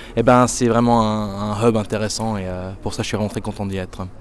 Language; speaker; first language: French; native; French